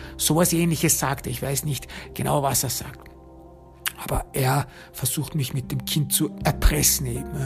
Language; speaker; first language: German; early bilingual, other home language; Turkish